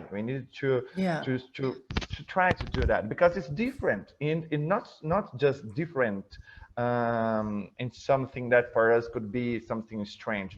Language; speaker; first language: English; non-native, fluent; Portuguese